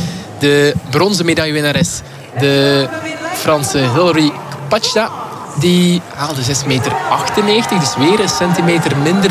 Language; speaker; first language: Dutch; native; Dutch